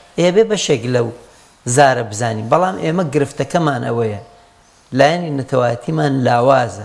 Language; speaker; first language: Central Kurdish; non-native, local second language; Gurani